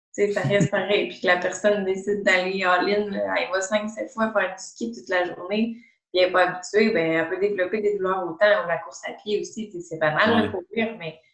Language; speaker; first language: French; native; French